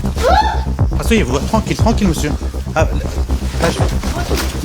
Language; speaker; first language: French; native; French